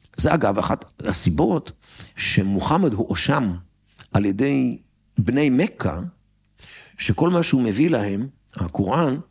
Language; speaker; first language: Hebrew; native; Hebrew